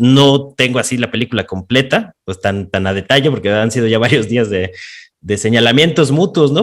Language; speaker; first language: Spanish; native; Spanish